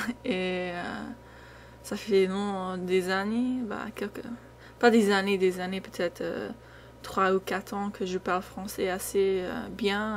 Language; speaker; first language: French; non-native, fluent; English